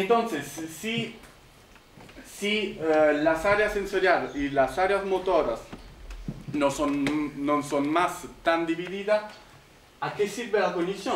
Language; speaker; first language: Spanish; non-native, fluent; Italian